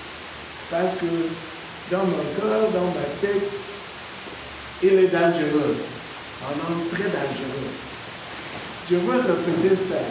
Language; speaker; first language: French; non-native, learner; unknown